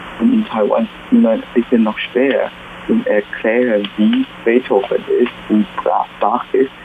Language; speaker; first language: German; non-native, fluent; Chinese